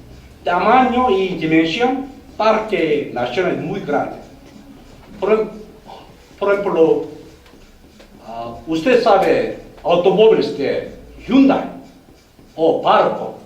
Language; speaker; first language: Spanish; non-native, learner; Korean